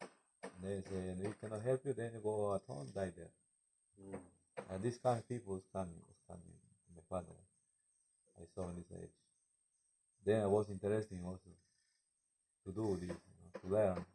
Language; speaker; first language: English; non-native, learner; Spanish